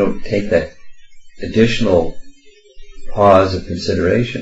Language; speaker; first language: English; native; English